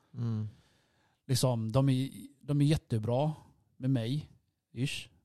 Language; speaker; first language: Swedish; early bilingual, other home language; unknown